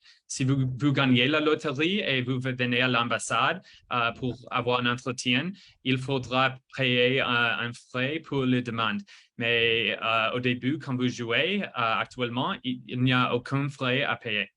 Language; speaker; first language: French; non-native, fluent; English